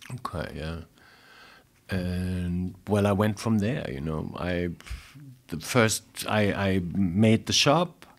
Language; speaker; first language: English; non-native, fluent; German